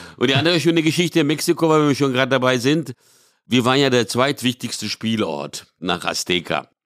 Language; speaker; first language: German; early bilingual, other home language; Hungarian